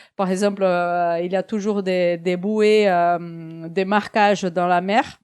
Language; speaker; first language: French; non-native, fluent; Portuguese